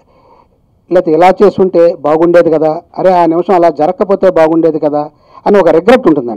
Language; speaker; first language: Telugu; native; Telugu